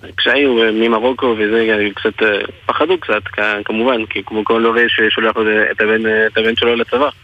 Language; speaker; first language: Hebrew; non-native, fluent; French